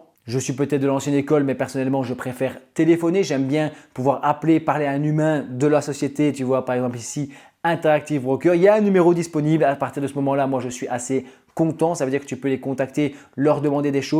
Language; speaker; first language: French; native; French